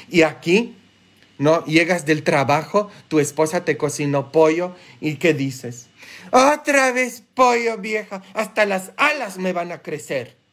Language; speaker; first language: Spanish; non-native, fluent; Polish